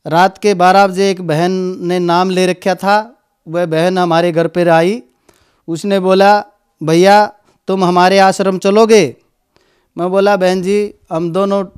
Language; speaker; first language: Hindi; native; Hindi